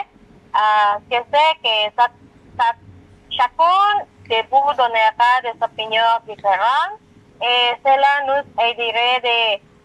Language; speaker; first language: French; non-native, learner; Spanish